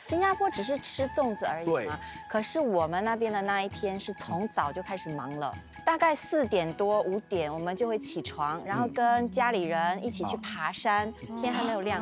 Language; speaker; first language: Chinese; native; Chinese